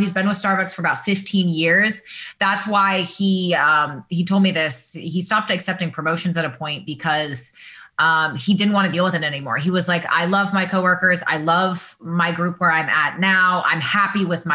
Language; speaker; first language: English; native; English